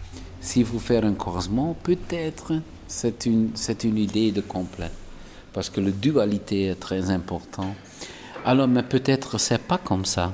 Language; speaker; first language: French; non-native, local second language; Dutch